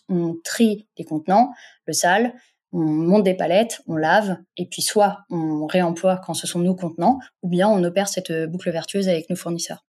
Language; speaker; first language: French; non-native, local second language; Arabic